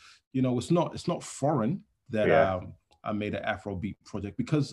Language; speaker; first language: English; non-native, local second language; Yoruba